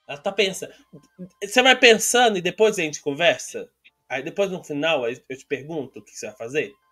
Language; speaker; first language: Portuguese; native; Portuguese